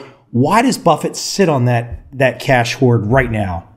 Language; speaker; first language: English; native; English